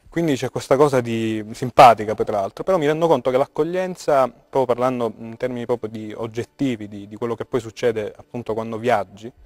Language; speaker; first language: Italian; early bilingual, heritage; Italian